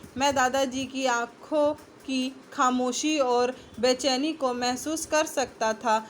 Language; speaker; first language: Hindi; native; Hindi